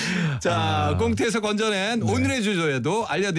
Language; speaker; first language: Korean; native; Korean